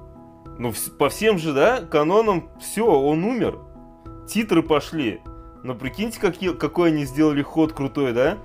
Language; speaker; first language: Russian; native; Russian